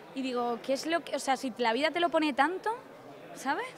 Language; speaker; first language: Spanish; native; Spanish